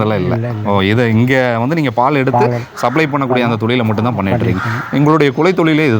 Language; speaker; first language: Tamil; native; Tamil